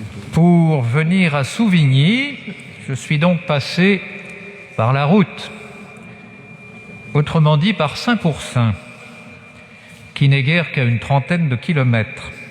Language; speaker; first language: French; native; French